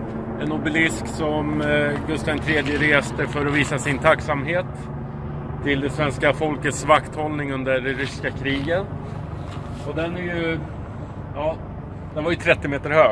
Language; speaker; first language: Swedish; native; Swedish